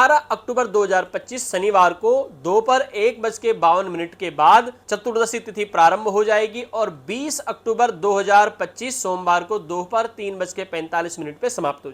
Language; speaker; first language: Hindi; native; Hindi